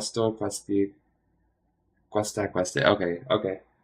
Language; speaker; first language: Italian; non-native, learner; English